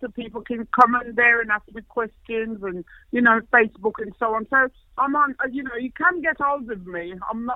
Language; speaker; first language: English; native; English